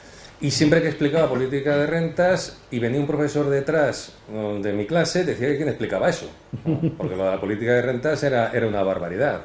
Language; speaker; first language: Spanish; native; Spanish